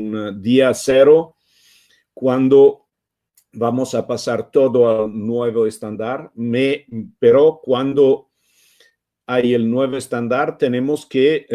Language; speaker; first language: Spanish; non-native, fluent; Italian